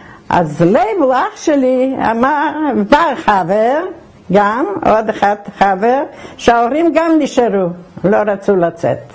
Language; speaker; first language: Hebrew; non-native, fluent; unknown